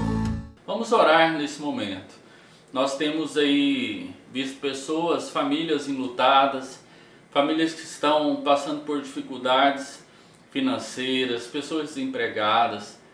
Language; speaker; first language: Portuguese; native; Portuguese